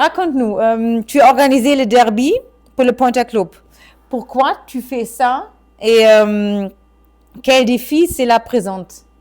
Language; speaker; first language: French; non-native, fluent; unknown